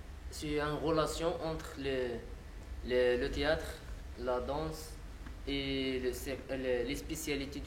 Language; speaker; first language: French; non-native, local second language; Arabic